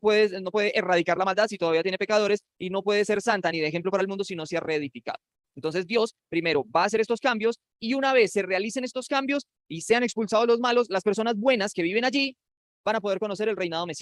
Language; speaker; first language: Spanish; native; Spanish